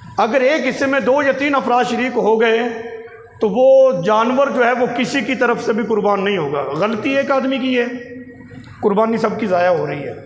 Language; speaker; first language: Urdu; non-native, local second language; Punjabi